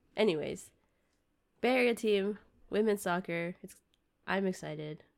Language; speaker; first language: English; native; English